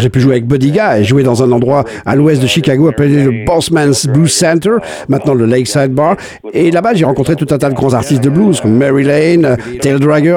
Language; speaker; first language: French; native; French